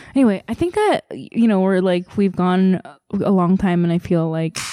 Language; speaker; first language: English; early bilingual, other home language; Korean